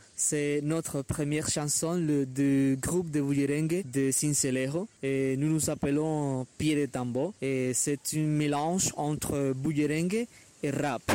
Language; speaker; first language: French; non-native, learner; Spanish